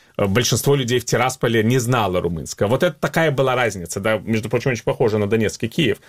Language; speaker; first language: Russian; native; Russian